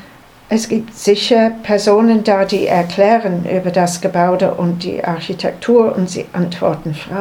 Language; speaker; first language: German; non-native, learner; English